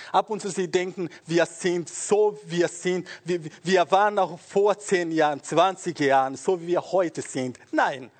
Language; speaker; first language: German; non-native, fluent; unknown